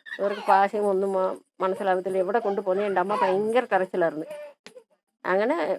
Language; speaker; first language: Malayalam; early bilingual, other home language; Tamil